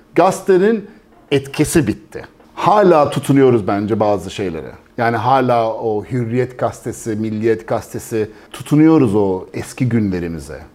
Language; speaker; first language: Turkish; early bilingual, heritage; Turkish